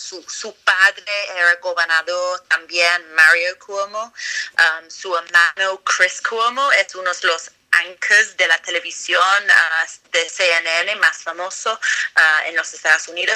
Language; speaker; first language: Spanish; non-native, fluent; English